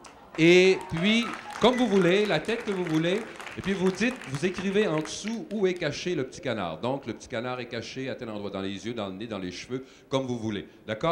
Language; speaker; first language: French; native; French